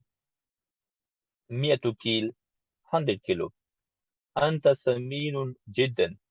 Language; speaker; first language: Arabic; non-native, learner; English